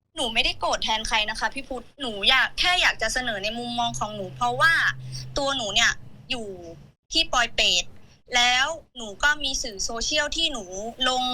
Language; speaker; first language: Thai; native; Thai